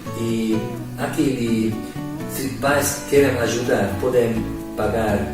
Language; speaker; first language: Portuguese; non-native, learner; Hungarian